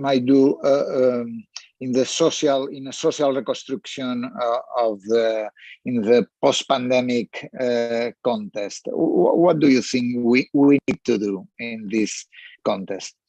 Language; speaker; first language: English; non-native, learner; Spanish